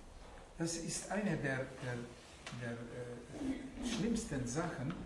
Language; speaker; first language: German; non-native, fluent; Hungarian